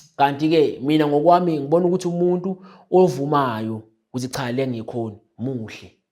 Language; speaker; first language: Zulu; native; Zulu